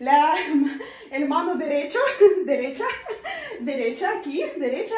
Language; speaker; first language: Spanish; non-native, learner; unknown